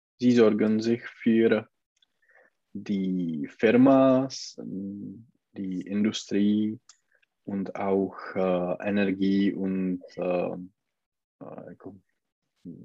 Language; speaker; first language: German; non-native, learner; Czech